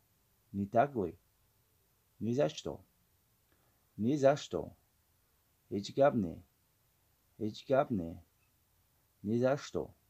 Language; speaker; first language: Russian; non-native, fluent; Tajik